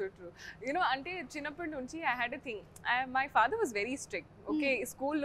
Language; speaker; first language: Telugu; non-native, learner; Hindi